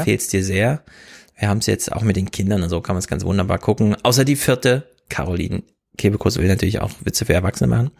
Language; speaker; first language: German; native; German